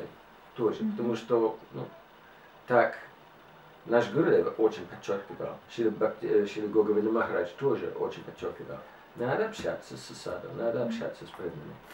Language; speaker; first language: Russian; non-native, fluent; English